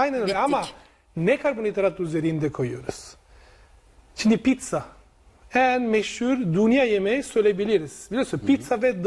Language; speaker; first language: Turkish; non-native, learner; Italian